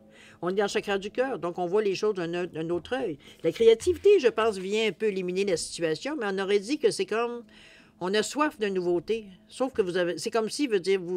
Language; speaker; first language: French; native; French